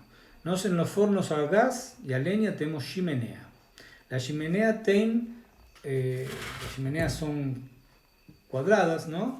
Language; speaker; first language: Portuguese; non-native, learner; Spanish